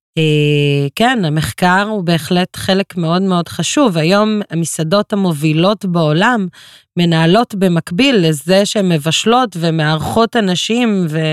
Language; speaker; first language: Hebrew; non-native, local second language; Arabic